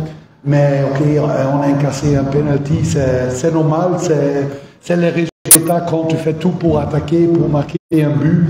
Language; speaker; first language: French; non-native, fluent; Dutch